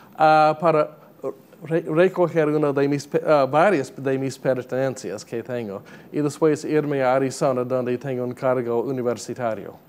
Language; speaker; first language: Spanish; non-native, fluent; English